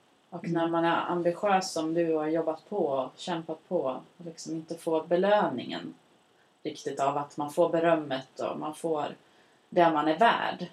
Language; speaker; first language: Swedish; native; Swedish